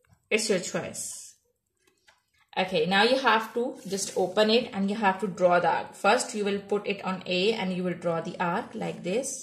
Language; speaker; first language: English; non-native, local second language; Urdu